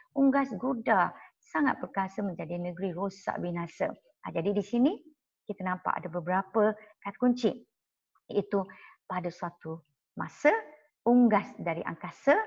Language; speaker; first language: Malay; non-native, local second language; Chinese